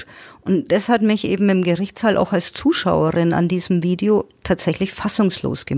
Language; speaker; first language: German; native; German